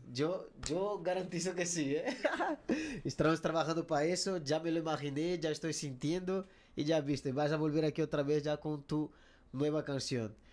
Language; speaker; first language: Spanish; non-native, fluent; Portuguese